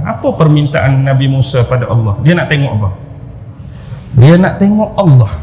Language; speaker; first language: Malay; native; Malay